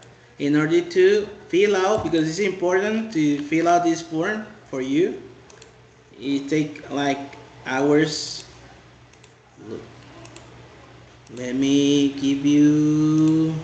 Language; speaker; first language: English; non-native, fluent; Spanish